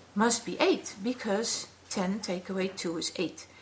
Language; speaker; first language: English; non-native, fluent; Dutch